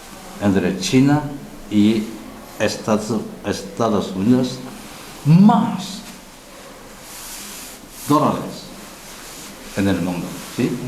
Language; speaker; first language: Spanish; non-native, learner; Chinese